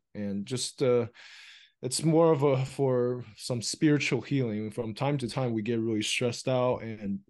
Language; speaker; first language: English; early bilingual, other home language; Chinese